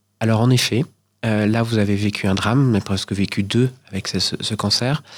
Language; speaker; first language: French; native; French